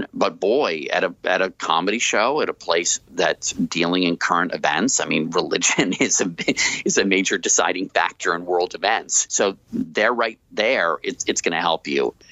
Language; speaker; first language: English; native; English